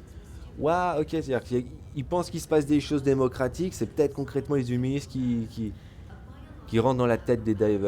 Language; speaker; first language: French; native; French